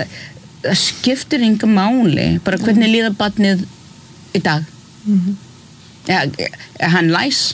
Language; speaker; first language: Icelandic; early bilingual, other home language; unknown